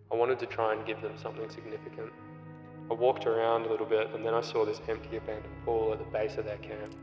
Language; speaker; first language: English; native; English